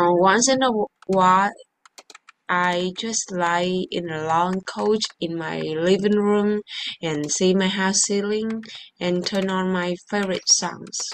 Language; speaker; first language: English; non-native, learner; Vietnamese